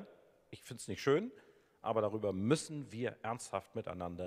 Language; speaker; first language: German; native; German